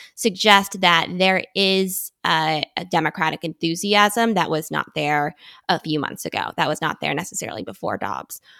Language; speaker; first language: English; native; English